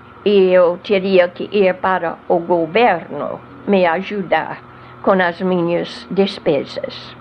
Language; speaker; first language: Portuguese; non-native, fluent; English